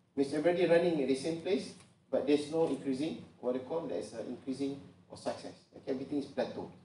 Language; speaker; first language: English; non-native, local second language; Malay